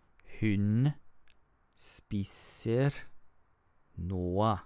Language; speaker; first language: Norwegian; non-native, learner; English